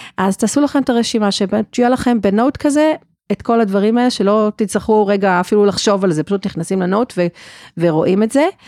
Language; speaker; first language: Hebrew; non-native, fluent; English